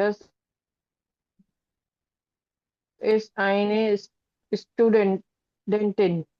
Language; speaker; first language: German; non-native, learner; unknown